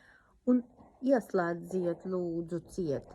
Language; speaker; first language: Latvian; non-native, local second language; Russian